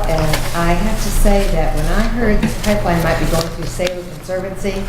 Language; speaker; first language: English; native; English